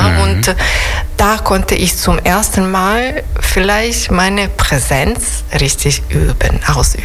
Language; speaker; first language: German; non-native, fluent; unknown